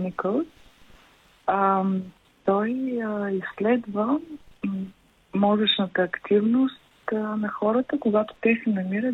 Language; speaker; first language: Bulgarian; native; Bulgarian